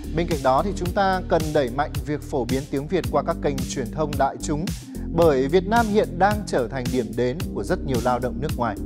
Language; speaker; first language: Vietnamese; native; Vietnamese